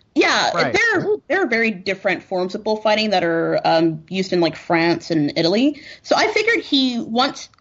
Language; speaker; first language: English; native; English